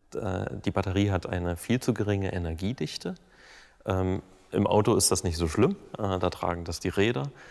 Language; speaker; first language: German; native; German